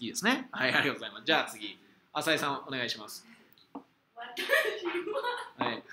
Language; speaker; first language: Japanese; non-native, fluent; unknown